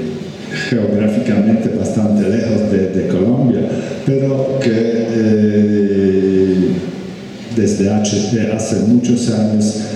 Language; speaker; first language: Spanish; non-native, fluent; Polish